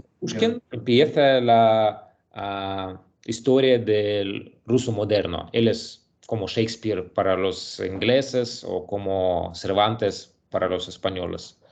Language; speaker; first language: Spanish; non-native, learner; Russian